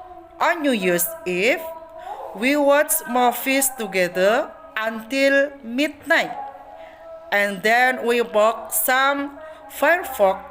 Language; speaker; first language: English; non-native, learner; Indonesian